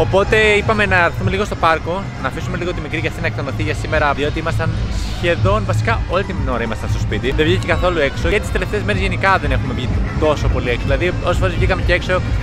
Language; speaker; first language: Greek; early bilingual, heritage; Greek